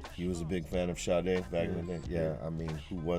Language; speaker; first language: English; native; English